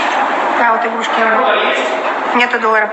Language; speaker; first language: Russian; native; Russian